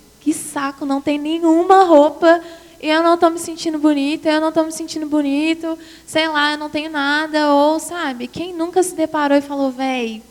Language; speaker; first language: Portuguese; native; Portuguese